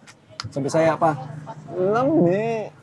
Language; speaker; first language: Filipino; non-native, local second language; Cebuano